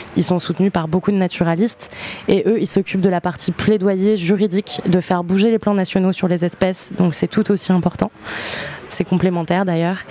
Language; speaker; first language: French; native; French